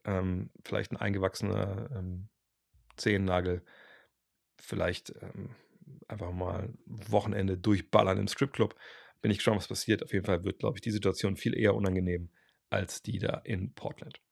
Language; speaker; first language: German; native; German